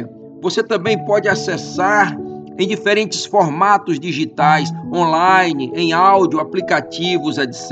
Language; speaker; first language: Portuguese; native; Portuguese